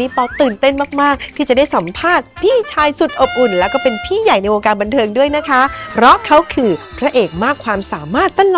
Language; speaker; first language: Thai; native; Thai